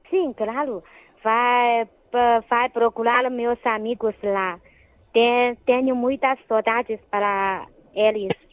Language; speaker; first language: Portuguese; non-native, fluent; Chinese